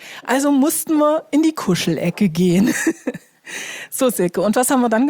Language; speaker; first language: German; native; German